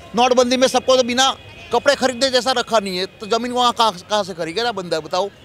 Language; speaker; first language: Hindi; non-native, local second language; Gujarati